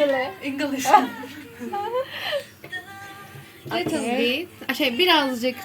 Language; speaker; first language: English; non-native, learner; Turkish